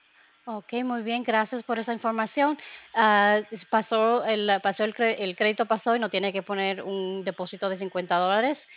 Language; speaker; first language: Spanish; early bilingual, other home language; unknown